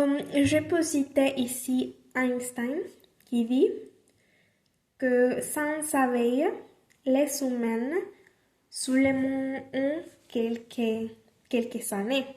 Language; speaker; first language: French; non-native, learner; Spanish